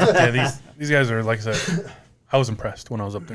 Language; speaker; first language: English; native; English